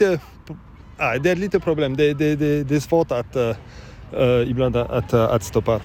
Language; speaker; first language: Swedish; non-native, learner; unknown